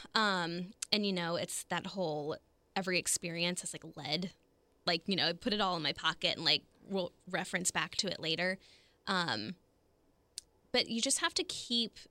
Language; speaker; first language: English; native; English